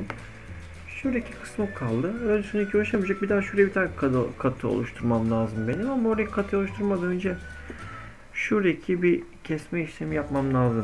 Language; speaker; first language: Turkish; native; Turkish